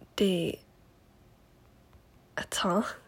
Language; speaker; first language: French; non-native, local second language; English